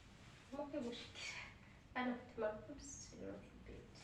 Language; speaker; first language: Arabic; non-native, learner; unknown